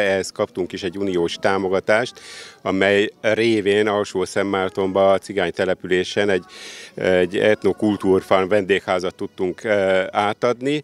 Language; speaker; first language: Hungarian; native; Hungarian